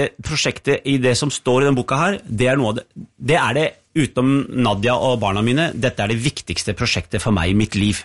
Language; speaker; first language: Norwegian; early bilingual, other home language; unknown